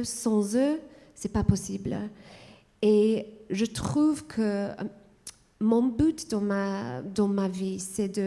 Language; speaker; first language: French; non-native, fluent; English